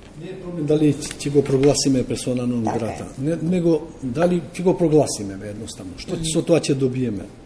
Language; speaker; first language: Macedonian; non-native, local second language; Albanian